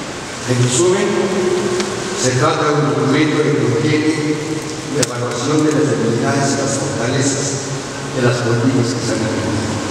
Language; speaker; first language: Spanish; native; Spanish